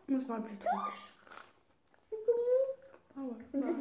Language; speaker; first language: French; native; French